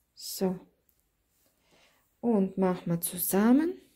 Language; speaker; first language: German; non-native, learner; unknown